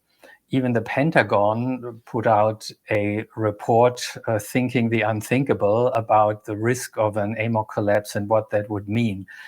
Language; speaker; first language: English; non-native, fluent; German